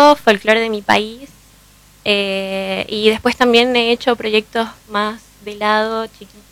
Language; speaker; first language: Spanish; native; Spanish